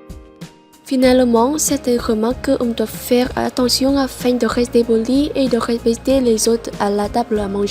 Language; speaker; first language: French; non-native, learner; Vietnamese